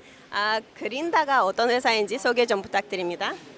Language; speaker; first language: Korean; native; Korean